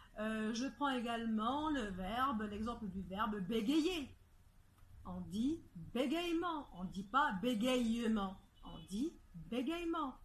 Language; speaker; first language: French; non-native, fluent; Arabic